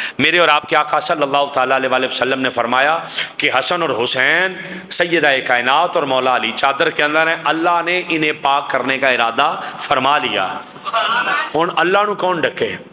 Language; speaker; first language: Urdu; non-native, local second language; Punjabi